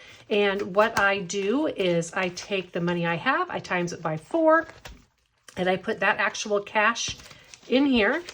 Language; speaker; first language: English; native; English